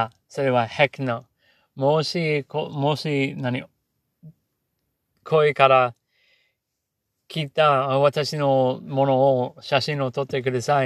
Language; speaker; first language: Japanese; non-native, learner; English